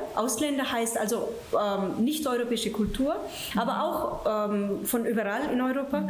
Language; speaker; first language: German; non-native, fluent; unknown